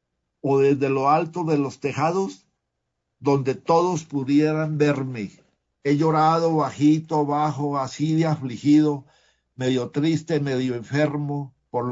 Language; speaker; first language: Spanish; native; Spanish